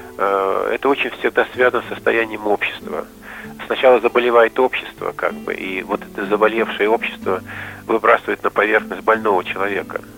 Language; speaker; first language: Russian; native; Russian